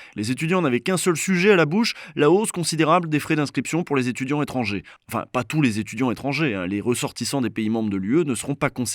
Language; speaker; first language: French; native; French